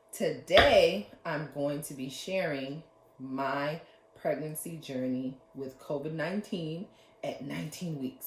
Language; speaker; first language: English; native; English